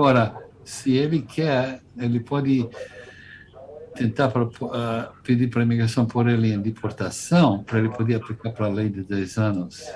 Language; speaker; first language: Portuguese; non-native, fluent; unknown